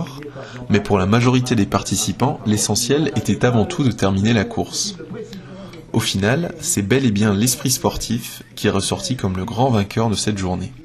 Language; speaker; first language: French; native; French